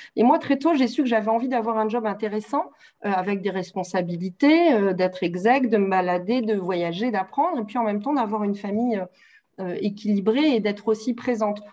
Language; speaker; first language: French; native; French